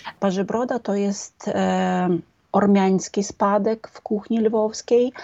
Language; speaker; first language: Polish; non-native, fluent; Ukrainian